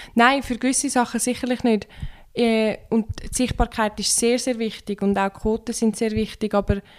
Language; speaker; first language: German; non-native, fluent; Turkish